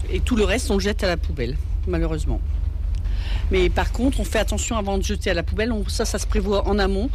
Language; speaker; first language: French; native; French